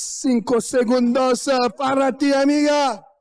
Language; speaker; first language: Spanish; non-native, learner; French